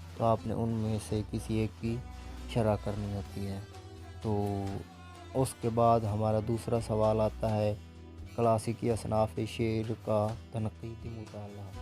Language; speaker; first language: Urdu; non-native, local second language; Punjabi